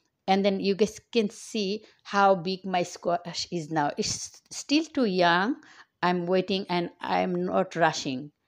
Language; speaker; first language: English; non-native, local second language; Bangla